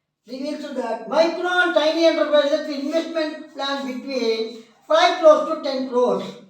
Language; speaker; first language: English; non-native, local second language; Telugu